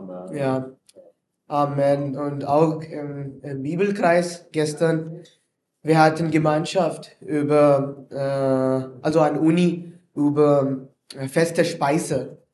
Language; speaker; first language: German; non-native, learner; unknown